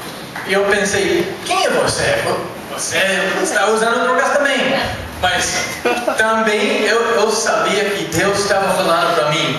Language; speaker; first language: Portuguese; non-native, learner; English